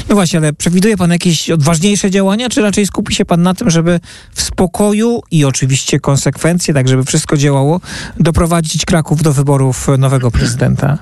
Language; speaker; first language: Polish; native; Polish